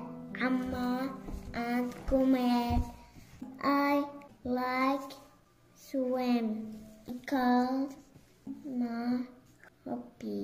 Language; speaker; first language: English; non-native, learner; Arabic